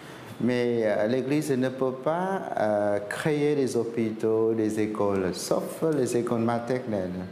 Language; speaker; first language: French; non-native, fluent; Vietnamese